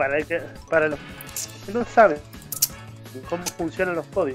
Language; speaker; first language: Spanish; native; Spanish